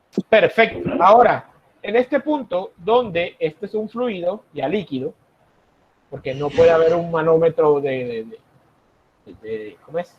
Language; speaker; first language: Spanish; native; Spanish